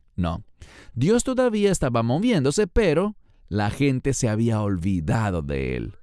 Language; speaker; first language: Spanish; non-native, fluent; Hebrew